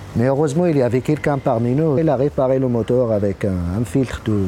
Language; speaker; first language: French; non-native, local second language; Arabic